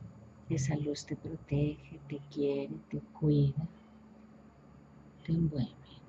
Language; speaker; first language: Spanish; native; Spanish